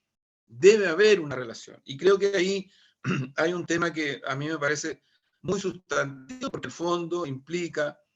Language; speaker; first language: Spanish; native; Spanish